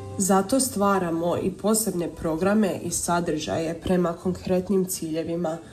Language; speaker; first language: Croatian; early bilingual, heritage; Croatian